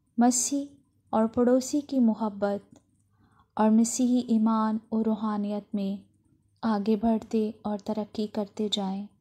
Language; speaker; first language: Urdu; non-native, local second language; Punjabi